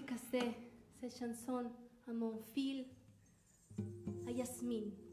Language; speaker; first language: French; non-native, learner; Hebrew